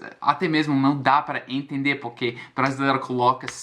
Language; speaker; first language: Portuguese; non-native, fluent; English